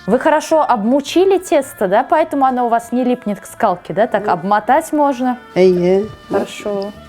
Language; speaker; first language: Russian; native; Russian